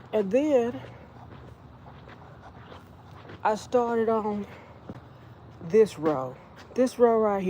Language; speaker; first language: English; native; English